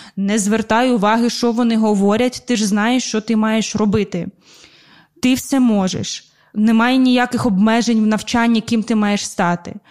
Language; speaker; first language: Ukrainian; non-native, local second language; Russian